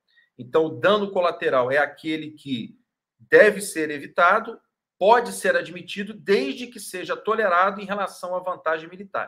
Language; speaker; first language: Portuguese; native; Portuguese